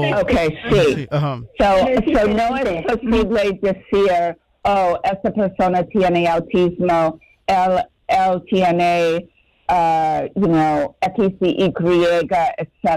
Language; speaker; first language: Spanish; non-native, fluent; English